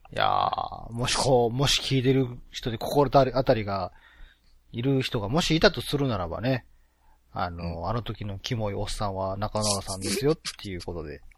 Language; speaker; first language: Japanese; native; Japanese